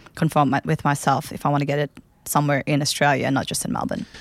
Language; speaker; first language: English; non-native, local second language; Nepali